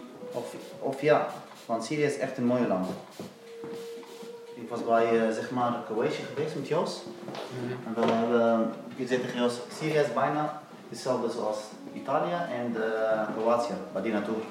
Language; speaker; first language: Dutch; non-native, learner; Arabic